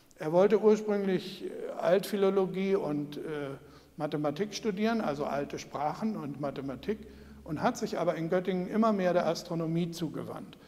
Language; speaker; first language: German; native; German